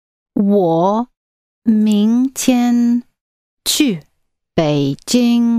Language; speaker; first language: Chinese; non-native, learner; English